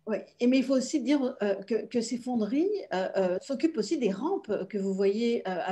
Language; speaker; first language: French; native; French